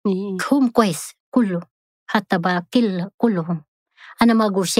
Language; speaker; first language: Arabic; non-native, learner; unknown